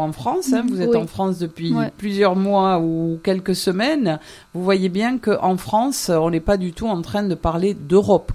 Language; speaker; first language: French; native; French